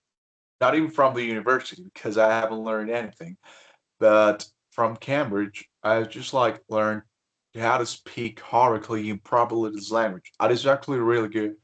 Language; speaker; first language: English; non-native, fluent; Spanish